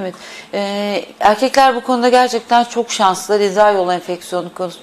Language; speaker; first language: Turkish; native; Turkish